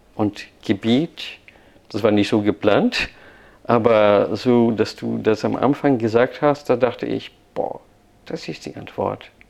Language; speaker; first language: German; non-native, fluent; Portuguese